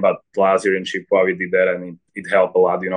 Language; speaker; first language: English; non-native, fluent; Slovak